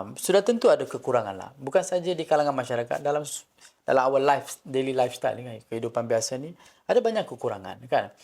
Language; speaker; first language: Malay; non-native, local second language; Tamil